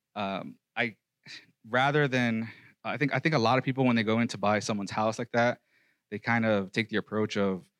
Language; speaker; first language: English; native; English